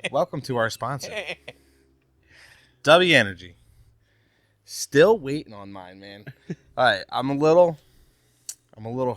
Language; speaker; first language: English; native; English